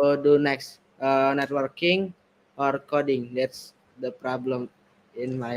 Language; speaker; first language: English; non-native, learner; Indonesian